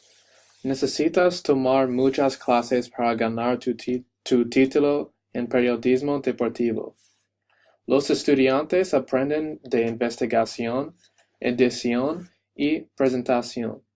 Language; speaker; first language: Spanish; non-native, learner; English